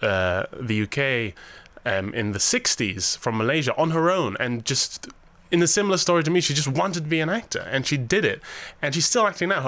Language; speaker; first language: English; native; English